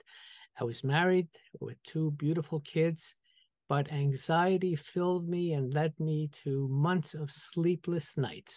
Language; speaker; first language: English; early bilingual, other home language; Spanish